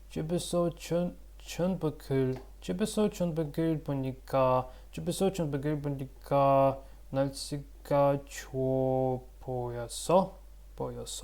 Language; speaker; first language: Korean; non-native, learner; Russian